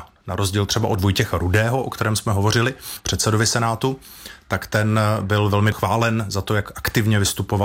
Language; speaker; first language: Czech; native; Czech